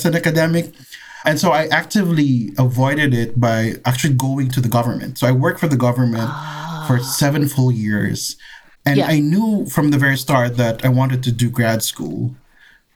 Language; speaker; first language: English; non-native, local second language; Filipino